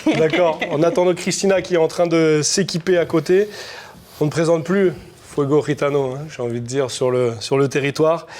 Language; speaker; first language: French; native; French